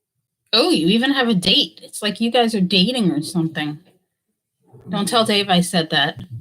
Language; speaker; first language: English; native; English